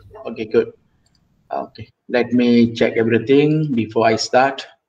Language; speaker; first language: English; non-native, local second language; Malay